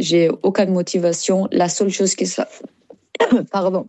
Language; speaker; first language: French; non-native, learner; Persian